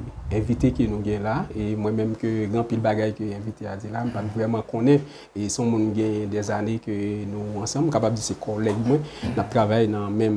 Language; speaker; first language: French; non-native, local second language; Haitian Creole